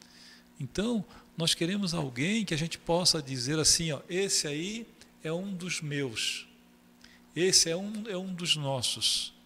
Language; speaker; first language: Portuguese; native; Portuguese